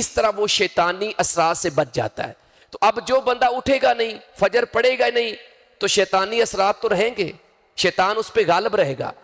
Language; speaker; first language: Urdu; non-native, local second language; Punjabi